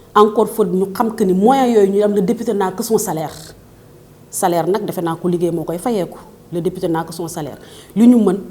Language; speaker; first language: Wolof; native; Wolof